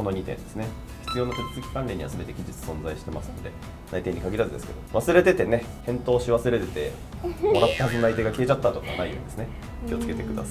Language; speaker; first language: Japanese; native; Japanese